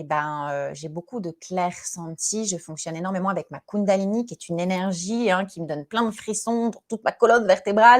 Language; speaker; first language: French; native; French